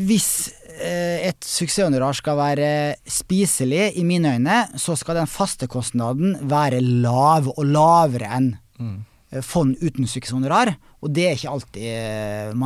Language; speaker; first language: Norwegian; native; Norwegian